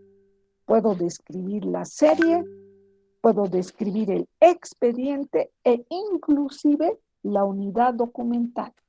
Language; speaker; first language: Spanish; native; Spanish